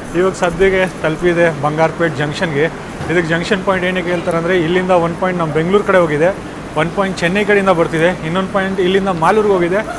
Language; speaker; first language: Kannada; non-native, local second language; Hindi